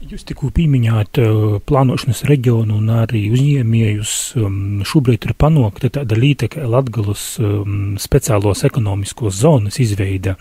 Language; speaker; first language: Latvian; native; Latvian